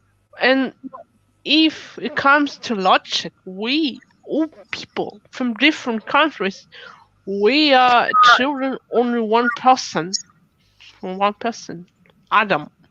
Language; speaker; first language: English; non-native, fluent; Russian